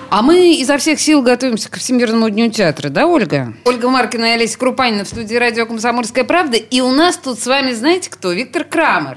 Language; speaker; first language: Russian; native; Russian